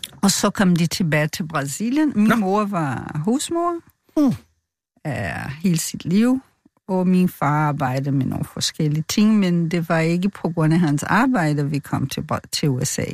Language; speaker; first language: Danish; non-native, fluent; Portuguese